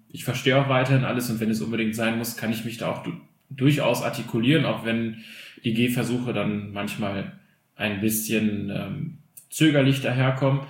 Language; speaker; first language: German; early bilingual, other home language; Albanian